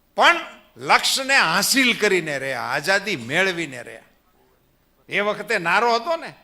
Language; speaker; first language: Gujarati; native; Gujarati